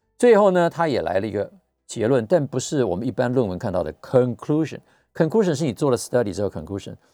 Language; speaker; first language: Chinese; native; Chinese